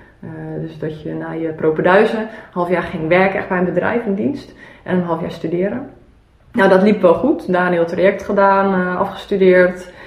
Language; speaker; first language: Dutch; early bilingual, other home language; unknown